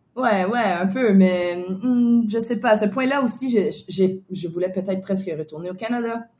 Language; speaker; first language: French; native; French